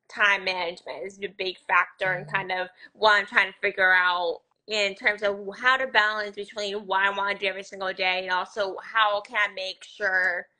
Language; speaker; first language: English; native; English